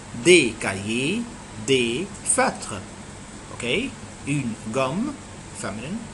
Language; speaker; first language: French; non-native, fluent; Arabic